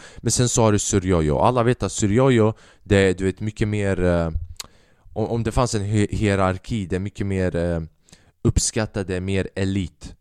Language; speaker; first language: Swedish; native; Swedish